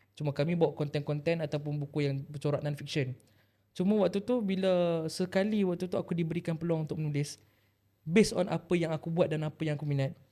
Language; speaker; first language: Malay; native; Malay